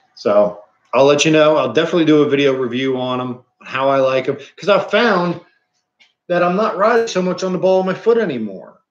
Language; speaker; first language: English; native; English